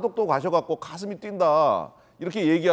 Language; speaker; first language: Korean; native; Korean